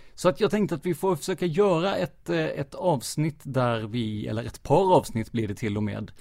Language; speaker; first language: Swedish; non-native, fluent; English